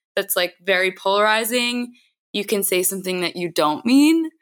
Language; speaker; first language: English; native; English